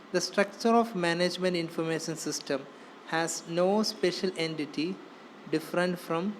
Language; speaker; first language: English; non-native, local second language; Malayalam